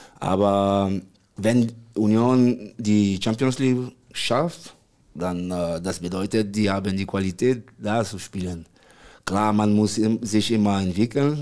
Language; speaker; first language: German; non-native, fluent; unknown